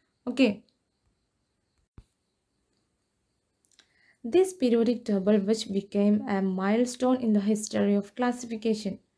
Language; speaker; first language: English; non-native, local second language; Malayalam